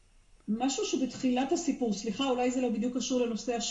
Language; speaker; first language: Hebrew; native; Hebrew